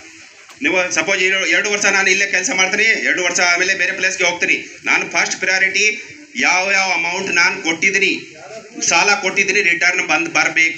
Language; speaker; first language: Kannada; non-native, learner; Hindi